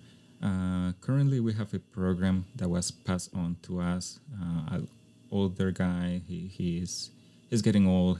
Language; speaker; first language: English; non-native, fluent; Spanish